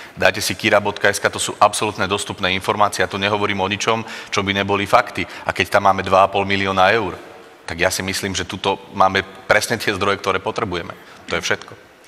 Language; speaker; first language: Slovak; native; Slovak